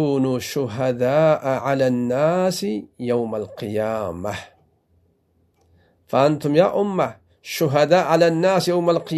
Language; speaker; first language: Arabic; non-native, fluent; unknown